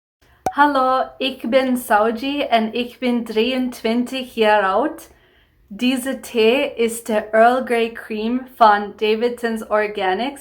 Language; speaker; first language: German; non-native, fluent; Telugu